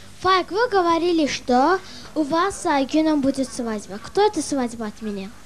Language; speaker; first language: Russian; non-native, local second language; Azerbaijani